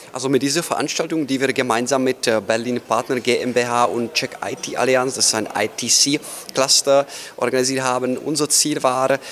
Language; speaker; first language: German; non-native, fluent; Czech